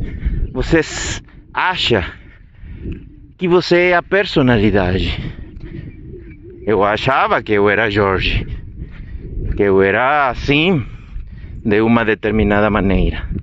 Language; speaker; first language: Portuguese; non-native, fluent; Spanish